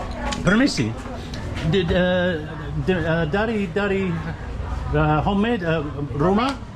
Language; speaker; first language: Indonesian; non-native, learner; English